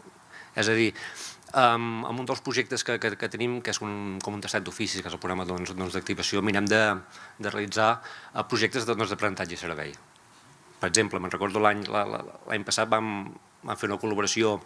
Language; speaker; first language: Catalan; native; Catalan